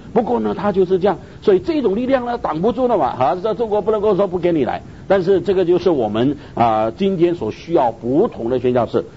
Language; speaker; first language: Chinese; native; Chinese